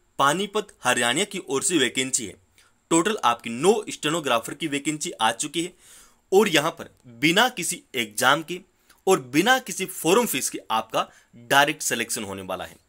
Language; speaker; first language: Hindi; native; Hindi